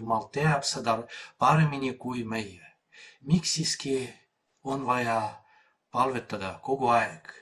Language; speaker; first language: Estonian; non-native, fluent; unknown